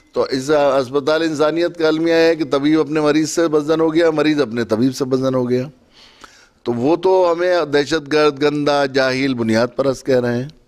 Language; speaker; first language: Urdu; native; Urdu